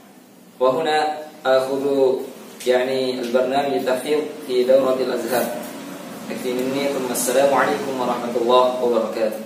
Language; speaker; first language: Arabic; non-native, learner; Indonesian